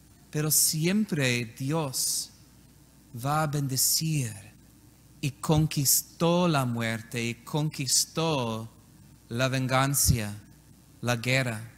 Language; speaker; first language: Spanish; non-native, learner; English